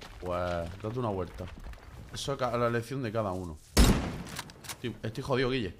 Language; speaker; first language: Spanish; native; Spanish